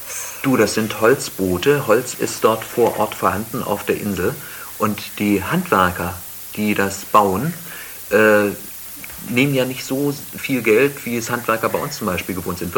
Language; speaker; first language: German; native; German